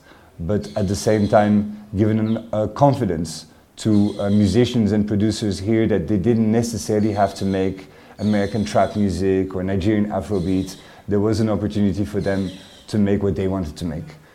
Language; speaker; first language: English; non-native, fluent; French